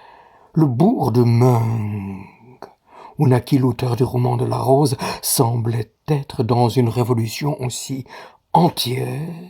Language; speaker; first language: French; native; French